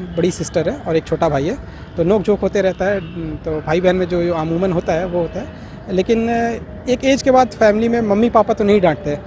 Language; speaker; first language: Hindi; native; Hindi